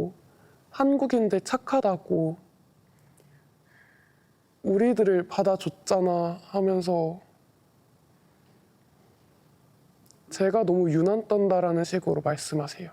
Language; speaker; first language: Korean; early bilingual, other home language; Chinese